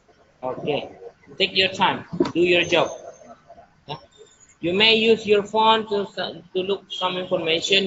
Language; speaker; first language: English; non-native, learner; Indonesian